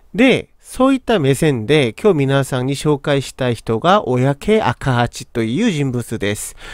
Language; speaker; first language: Japanese; non-native, fluent; Korean